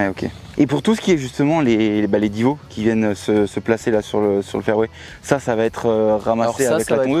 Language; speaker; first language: French; native; French